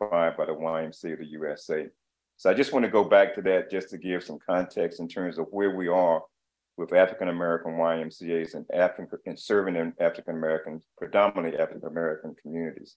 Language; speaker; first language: English; native; English